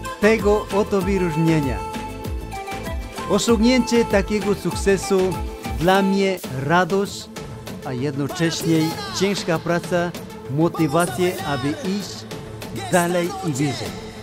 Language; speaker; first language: Polish; non-native, fluent; Spanish